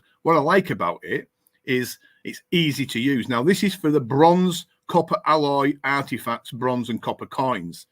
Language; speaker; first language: English; native; English